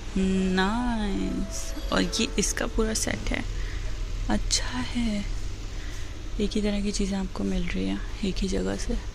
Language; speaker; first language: Urdu; native; Urdu